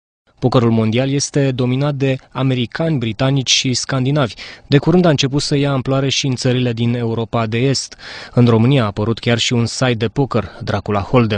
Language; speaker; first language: Romanian; native; Romanian